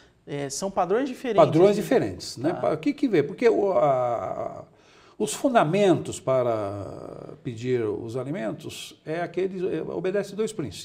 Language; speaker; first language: Portuguese; native; Portuguese